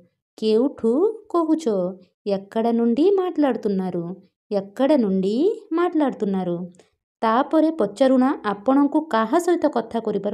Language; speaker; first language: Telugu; non-native, local second language; Odia